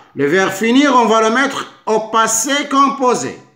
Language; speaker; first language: French; non-native, local second language; Arabic